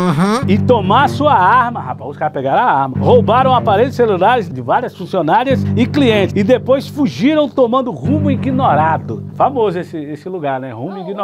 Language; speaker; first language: Portuguese; native; Portuguese